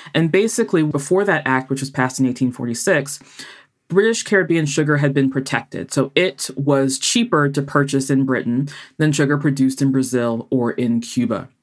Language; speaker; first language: English; native; English